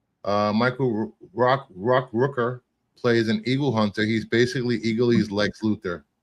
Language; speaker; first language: English; native; English